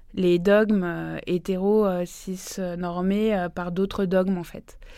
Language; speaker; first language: French; native; French